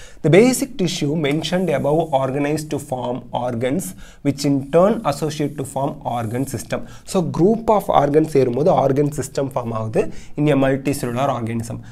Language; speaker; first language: English; non-native, local second language; Tamil